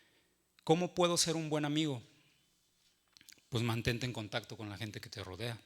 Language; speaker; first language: Spanish; native; Spanish